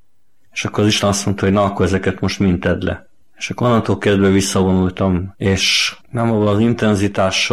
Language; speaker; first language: Hungarian; native; Hungarian